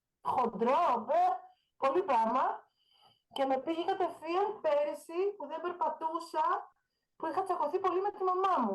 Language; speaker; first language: Greek; native; Greek